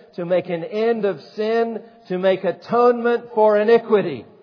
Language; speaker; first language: English; native; English